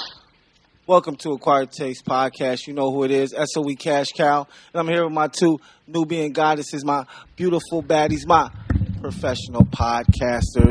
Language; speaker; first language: English; native; English